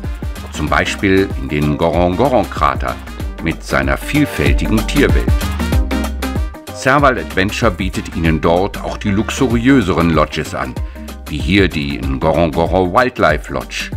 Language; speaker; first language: German; native; German